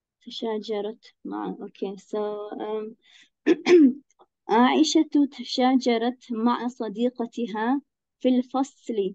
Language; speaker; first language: Arabic; non-native, learner; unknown